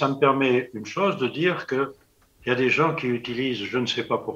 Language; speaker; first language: French; native; French